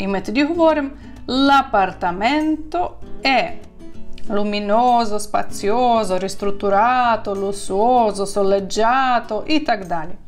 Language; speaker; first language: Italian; non-native, fluent; Ukrainian